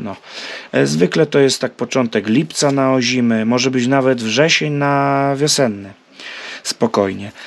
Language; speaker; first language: Polish; native; Polish